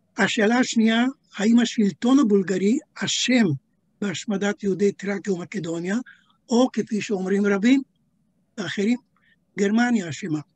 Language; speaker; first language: Hebrew; native; Hebrew